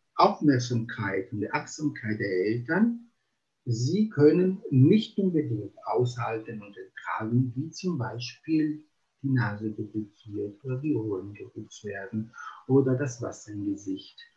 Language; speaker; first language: German; non-native, fluent; Italian